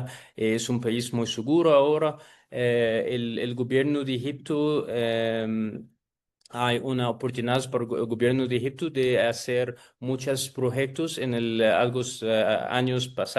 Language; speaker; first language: Spanish; non-native, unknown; Arabic